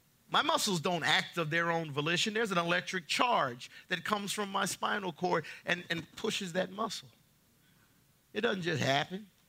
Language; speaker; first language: English; native; English